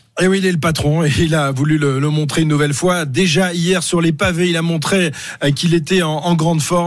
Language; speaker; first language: French; native; French